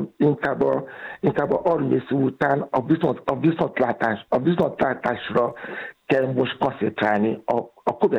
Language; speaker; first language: Hungarian; non-native, fluent; Yoruba